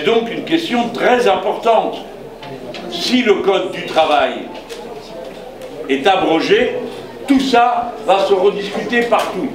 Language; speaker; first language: French; native; French